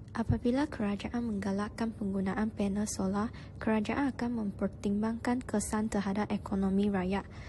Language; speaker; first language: Malay; non-native, local second language; Chinese